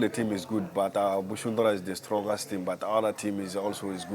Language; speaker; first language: English; non-native, learner; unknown